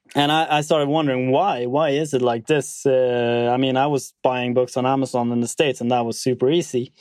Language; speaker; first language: English; non-native, fluent; Norwegian